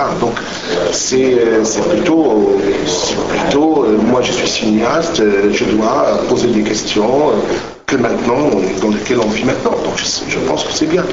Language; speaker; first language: French; non-native, local second language; Arabic